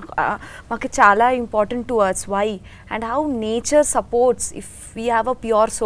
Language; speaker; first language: Telugu; non-native, learner; Bangla